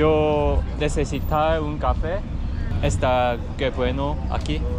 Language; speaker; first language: Spanish; non-native, learner; Korean